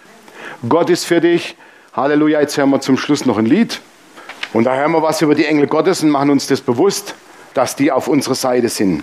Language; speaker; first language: German; native; German